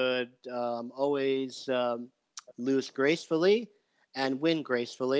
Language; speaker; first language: English; native; English